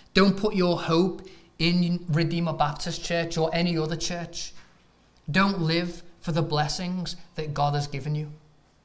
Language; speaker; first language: English; native; English